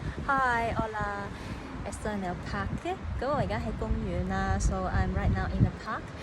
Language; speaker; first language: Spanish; non-native, learner; Cantonese